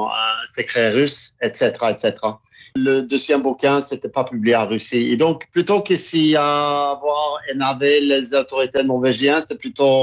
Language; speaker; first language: French; non-native, fluent; Norwegian